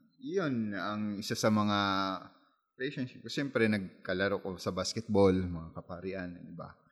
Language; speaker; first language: Filipino; non-native, local second language; Masbatenyo